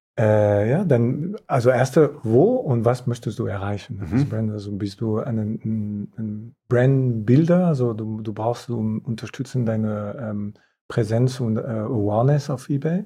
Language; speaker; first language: German; non-native, fluent; French